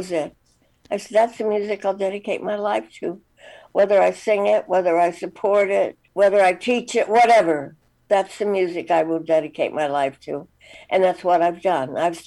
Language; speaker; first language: English; native; English